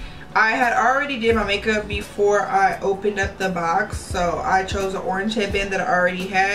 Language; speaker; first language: English; native; English